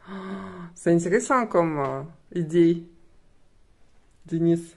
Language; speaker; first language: French; non-native, learner; Russian